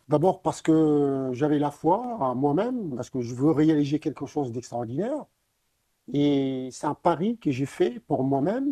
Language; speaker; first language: French; non-native, local second language; Arabic